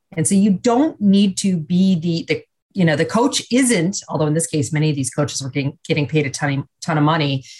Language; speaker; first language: English; native; English